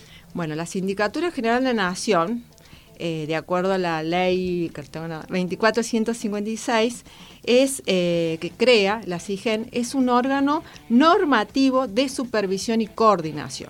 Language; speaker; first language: Spanish; native; Spanish